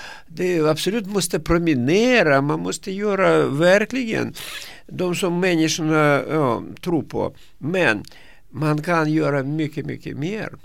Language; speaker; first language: Swedish; non-native, fluent; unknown